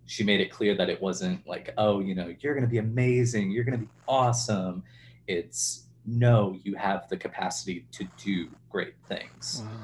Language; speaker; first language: English; native; English